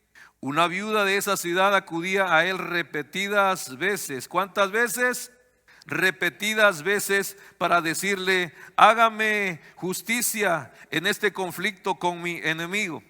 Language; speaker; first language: Spanish; native; Spanish